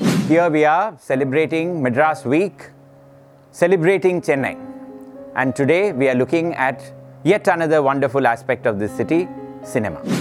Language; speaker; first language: English; non-native, local second language; Tamil